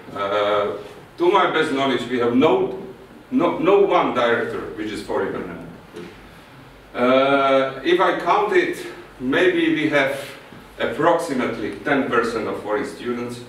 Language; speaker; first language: English; non-native, fluent; Slovak